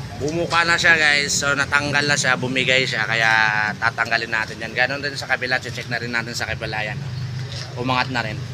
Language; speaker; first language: Filipino; non-native, local second language; Cebuano